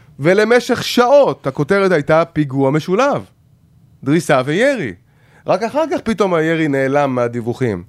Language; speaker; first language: Hebrew; native; Hebrew